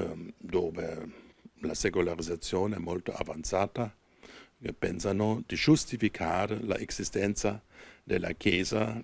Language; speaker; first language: Italian; non-native, fluent; German